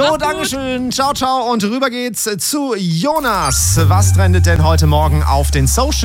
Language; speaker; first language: German; native; German